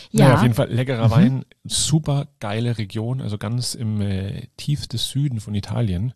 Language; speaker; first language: German; native; German